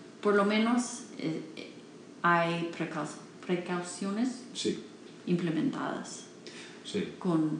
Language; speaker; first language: Spanish; non-native, learner; English